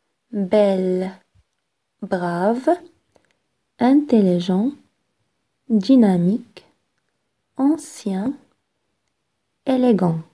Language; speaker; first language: French; non-native, local second language; Arabic